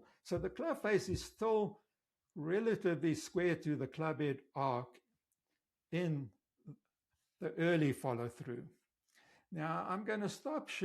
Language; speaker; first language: English; native; English